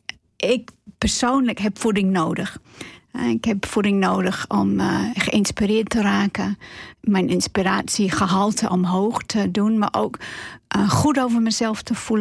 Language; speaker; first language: Dutch; non-native, fluent; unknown